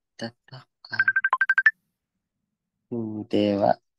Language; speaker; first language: Japanese; non-native, learner; Filipino